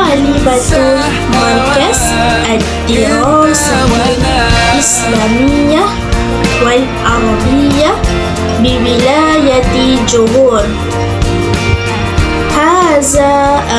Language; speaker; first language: Arabic; non-native, learner; Malay